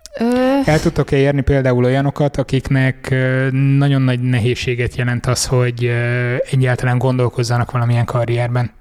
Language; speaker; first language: Hungarian; native; Hungarian